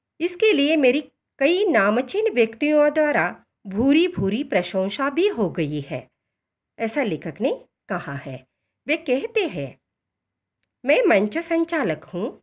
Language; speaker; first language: Hindi; non-native, local second language; Marathi